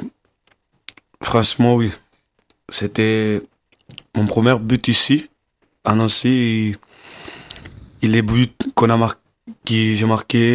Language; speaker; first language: French; non-native, learner; Kabuverdianu